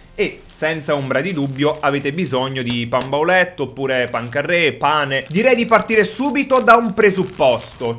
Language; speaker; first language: Italian; native; Italian